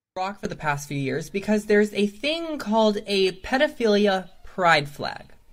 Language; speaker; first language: English; native; English